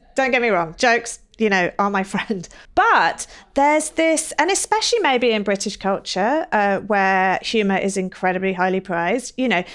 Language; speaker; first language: English; native; English